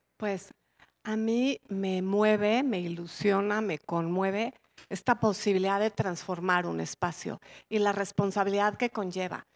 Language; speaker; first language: Spanish; native; Spanish